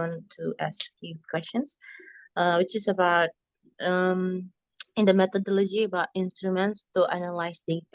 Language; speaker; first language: English; non-native, learner; Indonesian